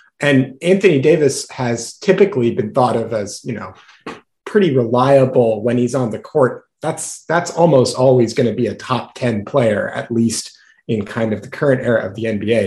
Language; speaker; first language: English; native; English